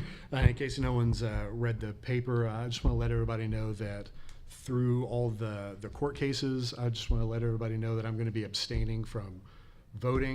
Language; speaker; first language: English; native; English